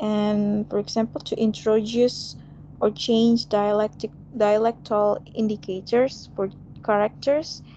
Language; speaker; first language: English; non-native, fluent; Indonesian